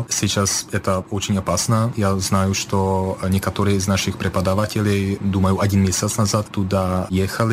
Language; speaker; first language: Russian; non-native, fluent; Czech